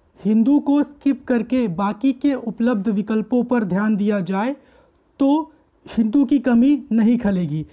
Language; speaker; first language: Hindi; native; Hindi